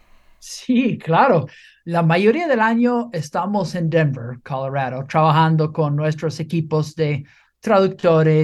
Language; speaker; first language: Spanish; non-native, fluent; English